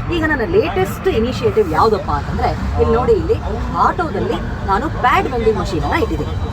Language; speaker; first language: Kannada; native; Kannada